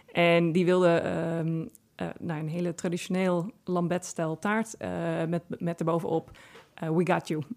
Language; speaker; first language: Dutch; native; Dutch